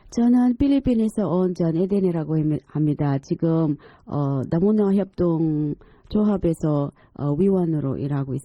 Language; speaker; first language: Korean; non-native, fluent; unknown